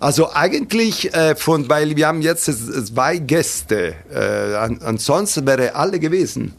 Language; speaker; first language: German; non-native, fluent; Italian